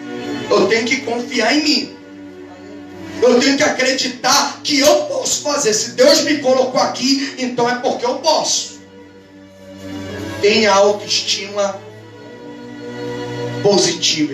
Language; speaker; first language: Portuguese; native; Portuguese